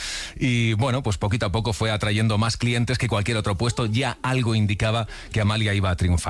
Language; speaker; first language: Spanish; native; Spanish